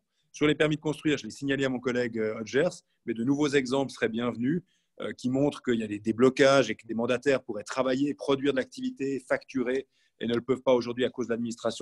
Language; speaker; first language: French; native; French